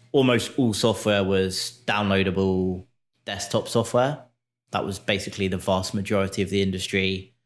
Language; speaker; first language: English; native; English